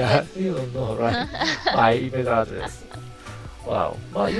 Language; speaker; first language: English; non-native, learner; Japanese